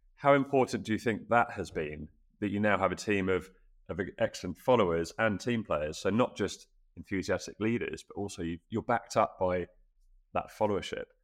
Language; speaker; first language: English; native; English